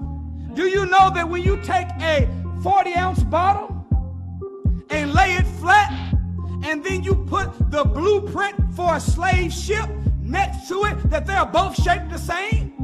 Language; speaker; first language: English; native; English